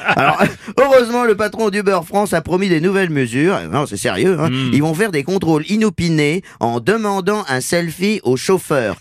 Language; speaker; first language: French; native; French